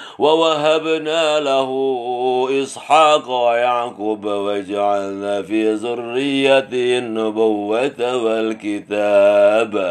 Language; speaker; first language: Arabic; non-native, learner; Indonesian